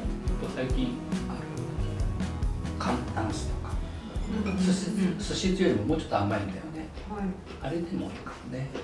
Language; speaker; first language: Japanese; native; Japanese